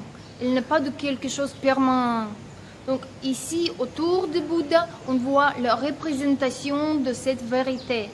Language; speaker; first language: French; non-native, fluent; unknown